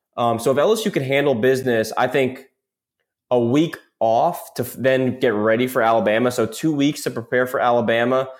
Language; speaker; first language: English; native; English